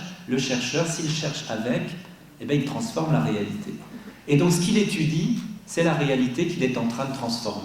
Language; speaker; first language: French; native; French